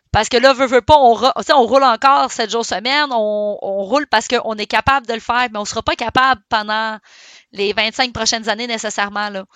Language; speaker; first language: French; native; French